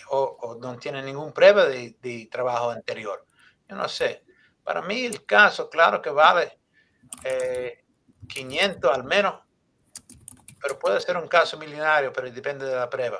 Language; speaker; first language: Spanish; non-native, learner; English